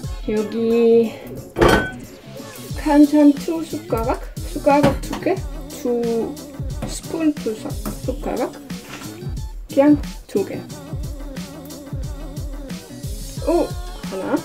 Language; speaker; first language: Korean; non-native, learner; Dutch